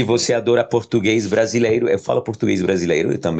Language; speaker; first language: Portuguese; non-native, fluent; Spanish